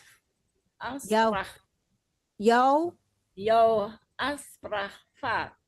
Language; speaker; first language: Dutch; non-native, learner; Indonesian